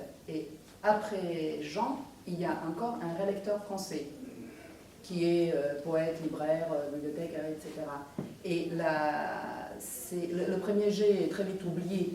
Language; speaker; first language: French; non-native, fluent; Croatian